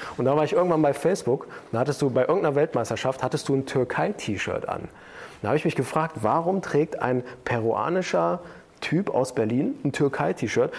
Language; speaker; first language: German; early bilingual, other home language; Turkish